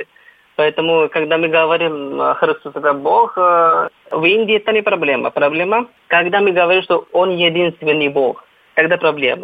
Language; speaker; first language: Russian; non-native, fluent; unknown